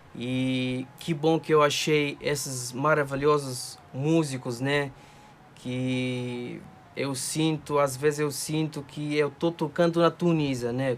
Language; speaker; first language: Portuguese; non-native, fluent; Arabic